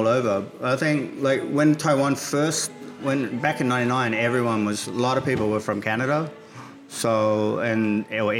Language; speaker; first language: English; native; English